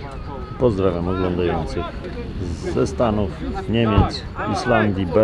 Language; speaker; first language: Polish; native; Polish